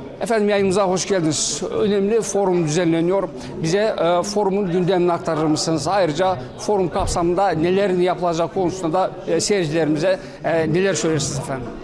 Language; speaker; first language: Turkish; non-native, fluent; Kazakh